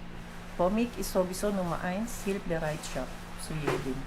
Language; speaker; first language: German; non-native, fluent; Filipino